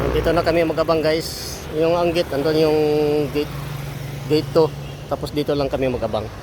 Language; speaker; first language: Filipino; non-native, local second language; Cebuano